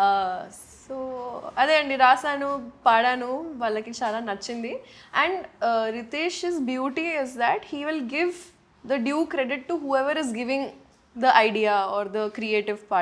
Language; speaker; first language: Telugu; non-native, local second language; Urdu